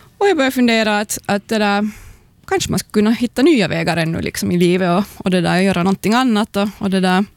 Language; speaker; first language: Swedish; native; Swedish